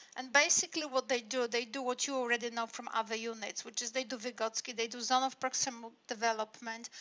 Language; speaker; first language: English; non-native, fluent; Polish